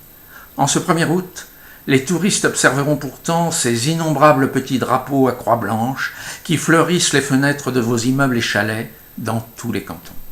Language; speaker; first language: French; native; French